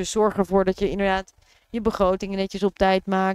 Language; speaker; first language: Dutch; native; Dutch